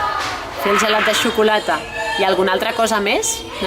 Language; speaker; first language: Catalan; native; Catalan